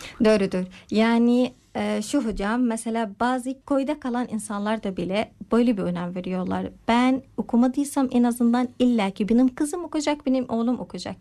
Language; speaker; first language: Turkish; non-native, learner; Arabic